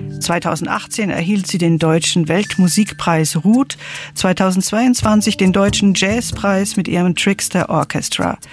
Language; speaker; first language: German; native; German